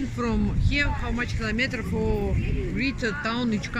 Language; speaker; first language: English; non-native, learner; Russian